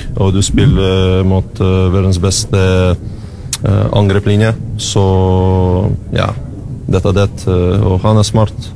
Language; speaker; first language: Norwegian; non-native, fluent; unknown